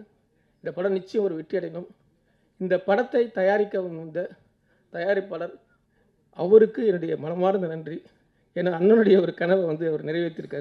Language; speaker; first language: Tamil; native; Tamil